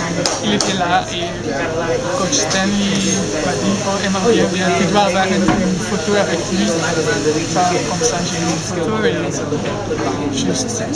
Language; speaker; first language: French; non-native, local second language; Dutch